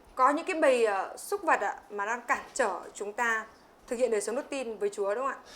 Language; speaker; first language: Vietnamese; native; Vietnamese